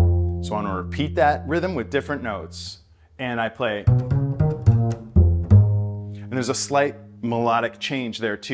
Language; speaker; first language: English; native; English